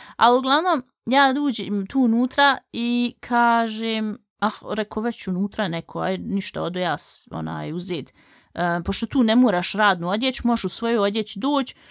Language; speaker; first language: Bosnian; early bilingual, heritage; Bosnian